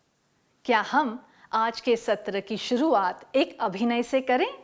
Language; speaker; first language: Hindi; native; Hindi